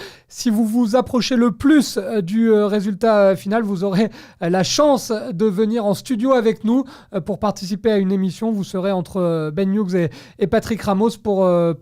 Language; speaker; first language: French; native; French